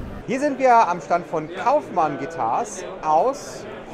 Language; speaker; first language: German; native; German